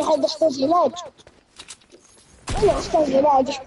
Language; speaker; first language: Arabic; native; Arabic